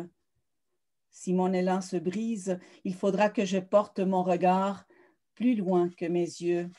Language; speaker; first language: French; early bilingual, other home language; Spanish